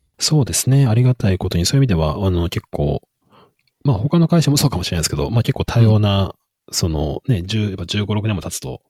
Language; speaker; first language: Japanese; native; Japanese